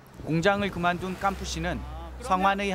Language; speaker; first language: Korean; native; Korean